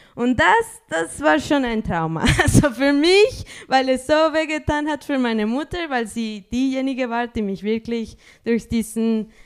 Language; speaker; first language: German; non-native, fluent; Spanish